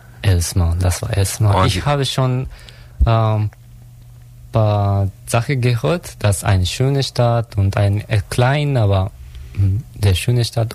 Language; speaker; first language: German; non-native, learner; Japanese